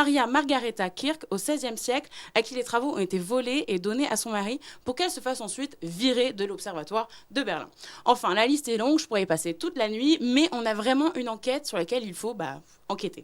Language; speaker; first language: French; native; French